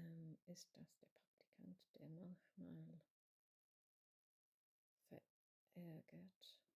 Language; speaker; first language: German; non-native, learner; English